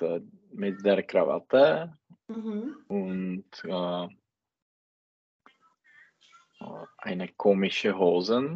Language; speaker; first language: German; non-native, learner; Czech